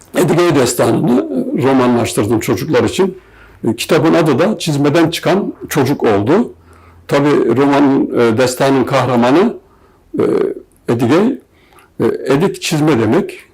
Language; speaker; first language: Turkish; native; Turkish